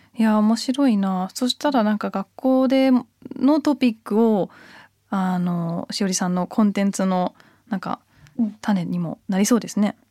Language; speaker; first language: Japanese; early bilingual, heritage; Japanese